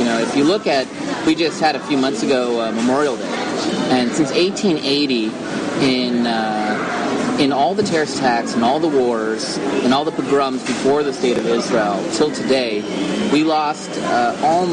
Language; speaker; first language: English; native; English